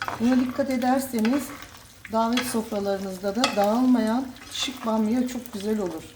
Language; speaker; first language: Turkish; native; Turkish